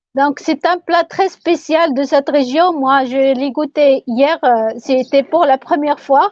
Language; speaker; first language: French; non-native, local second language; Arabic